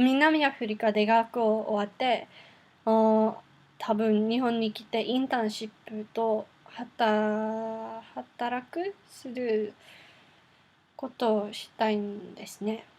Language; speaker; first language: Japanese; non-native, learner; Afrikaans